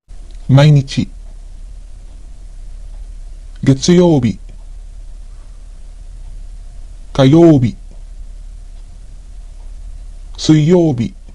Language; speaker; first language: Japanese; non-native, fluent; Filipino